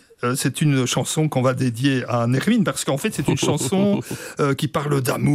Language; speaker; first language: French; native; French